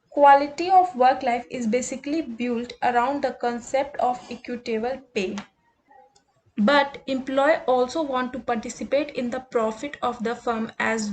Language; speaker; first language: English; non-native, local second language; Hindi